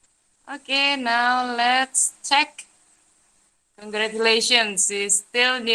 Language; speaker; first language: English; non-native, learner; Indonesian